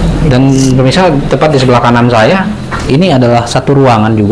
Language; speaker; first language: Malay; native; Malay